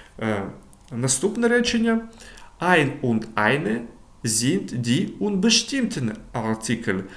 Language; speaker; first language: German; non-native, fluent; Ukrainian